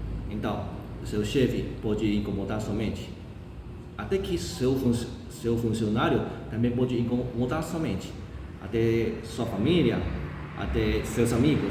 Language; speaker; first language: Portuguese; non-native, fluent; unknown